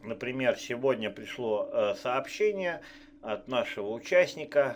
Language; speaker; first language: Russian; native; Russian